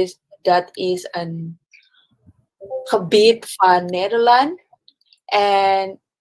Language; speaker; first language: Dutch; non-native, learner; Indonesian